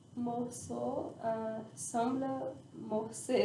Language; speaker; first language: French; non-native, learner; Portuguese